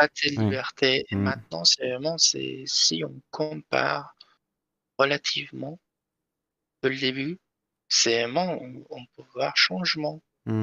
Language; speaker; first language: French; non-native, learner; Persian